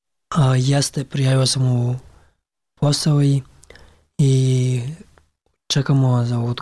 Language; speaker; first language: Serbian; non-native, learner; Pashto